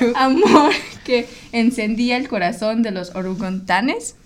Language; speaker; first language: Spanish; early bilingual, heritage; Spanish